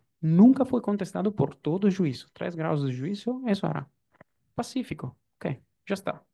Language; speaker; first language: Portuguese; non-native, fluent; Italian